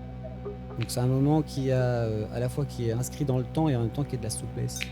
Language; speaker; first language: French; native; French